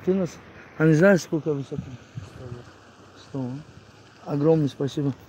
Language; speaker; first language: Russian; non-native, local second language; Tajik